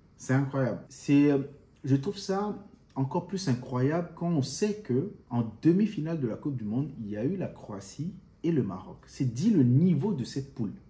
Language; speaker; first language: French; non-native, local second language; Fon